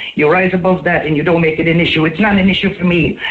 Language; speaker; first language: English; native; English